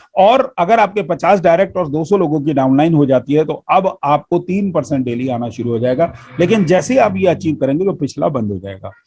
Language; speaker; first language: Hindi; native; Hindi